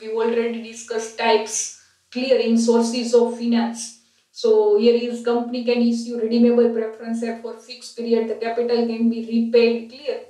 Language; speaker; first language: English; non-native, local second language; Gujarati